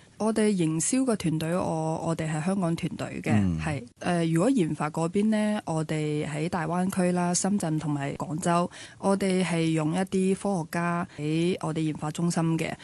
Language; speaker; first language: Cantonese; early bilingual, other home language; Chinese